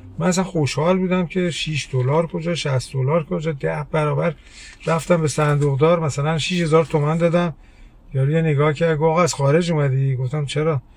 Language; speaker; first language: Persian; early bilingual, heritage; Persian